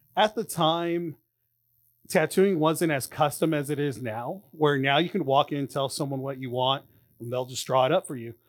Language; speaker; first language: English; native; English